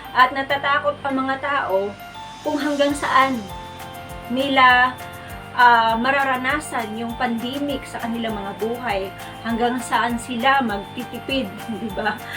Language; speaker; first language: Filipino; non-native, local second language; Cebuano